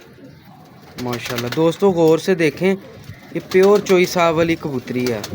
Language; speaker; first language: Hindi; non-native, local second language; Punjabi